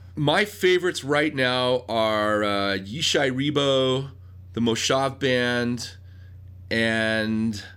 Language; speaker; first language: English; native; English